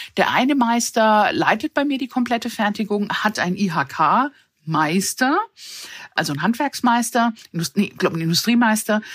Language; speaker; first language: German; early bilingual, other home language; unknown